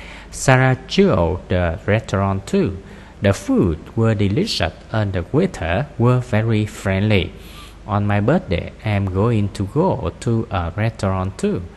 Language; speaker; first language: English; non-native, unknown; Vietnamese